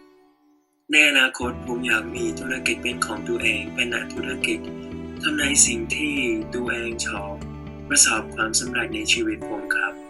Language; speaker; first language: Thai; non-native, learner; Khmer